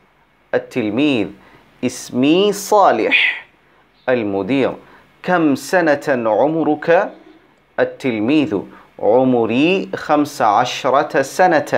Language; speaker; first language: Arabic; non-native, fluent; Bangla